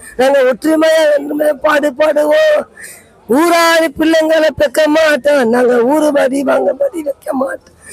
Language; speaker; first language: Tamil; native; Tamil